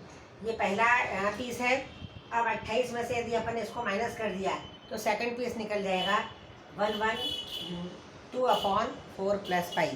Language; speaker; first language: Hindi; native; Hindi